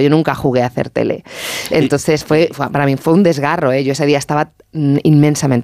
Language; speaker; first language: Spanish; native; Spanish